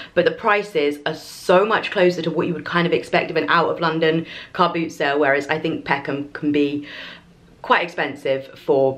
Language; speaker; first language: English; native; English